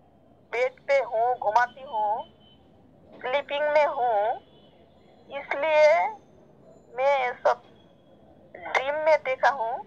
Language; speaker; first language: Hindi; non-native, learner; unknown